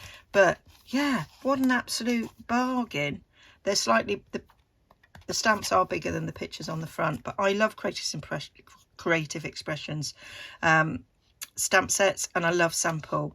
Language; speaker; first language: English; native; English